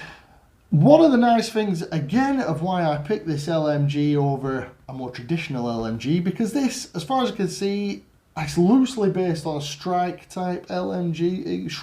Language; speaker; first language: English; native; English